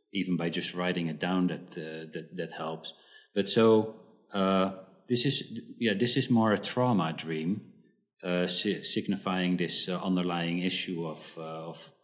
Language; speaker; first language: English; early bilingual, other home language; Dutch